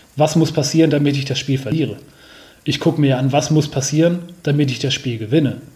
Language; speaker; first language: German; native; German